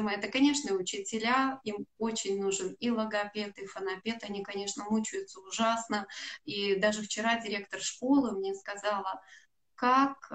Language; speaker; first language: Russian; native; Russian